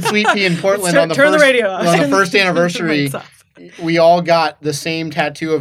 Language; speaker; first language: English; native; English